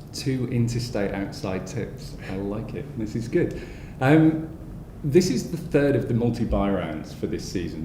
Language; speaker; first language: English; native; English